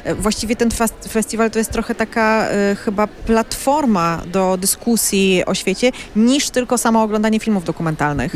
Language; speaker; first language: Polish; native; Polish